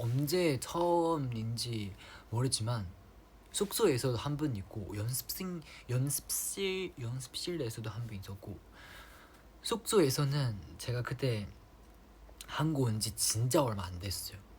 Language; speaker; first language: Korean; non-native, fluent; Chinese